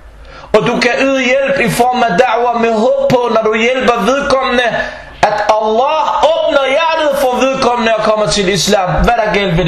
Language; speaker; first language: Danish; early bilingual, other home language; Arabic